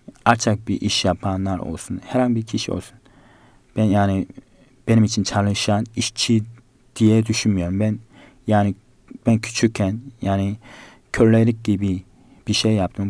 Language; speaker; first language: Turkish; non-native, fluent; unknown